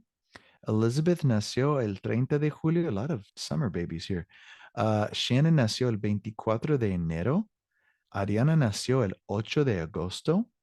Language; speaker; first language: Spanish; non-native, learner; English